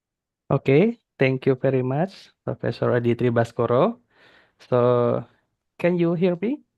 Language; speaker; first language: English; non-native, fluent; Indonesian